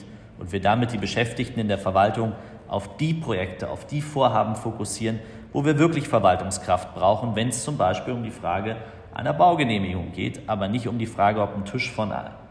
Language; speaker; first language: German; native; German